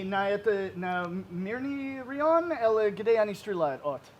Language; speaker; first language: Russian; non-native, learner; English